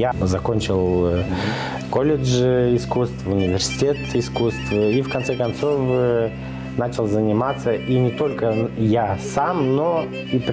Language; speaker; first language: Russian; non-native, local second language; Romanian